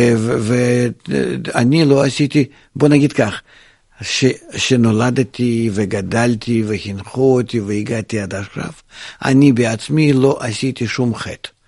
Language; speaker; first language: Hebrew; non-native, fluent; Russian